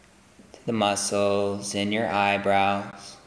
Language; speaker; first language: English; native; English